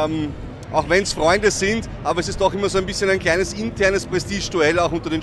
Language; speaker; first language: German; native; German